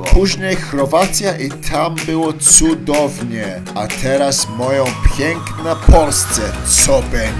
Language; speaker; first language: Polish; non-native, learner; English